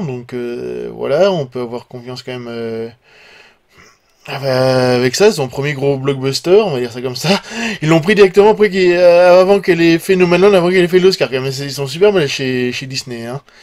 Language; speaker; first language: French; native; French